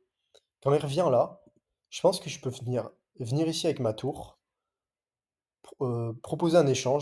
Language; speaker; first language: French; native; French